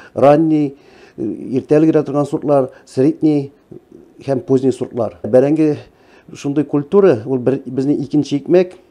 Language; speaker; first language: Tatar; native; Tatar